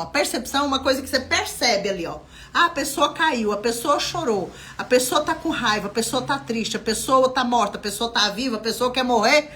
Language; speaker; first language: Portuguese; native; Portuguese